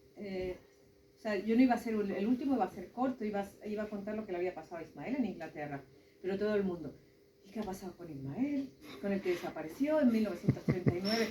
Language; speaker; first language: Spanish; native; Spanish